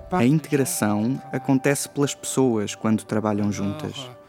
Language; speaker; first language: Portuguese; non-native, fluent; Luxembourgish